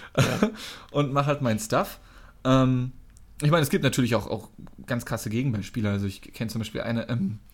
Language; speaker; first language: German; native; German